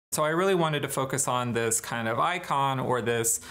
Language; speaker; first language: English; native; English